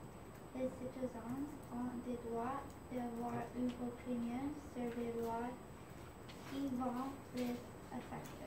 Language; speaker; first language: French; non-native, learner; English